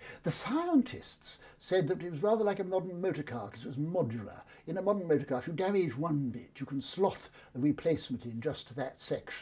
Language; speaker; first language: English; native; English